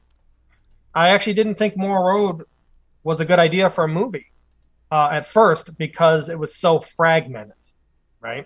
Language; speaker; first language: English; native; English